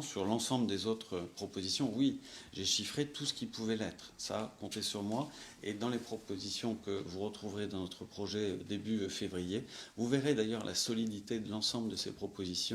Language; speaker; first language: French; native; French